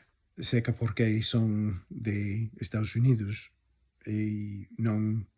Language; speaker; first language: Galician; non-native, fluent; English